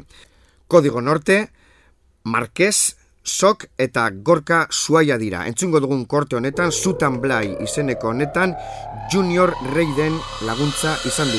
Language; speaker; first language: Basque; native; Basque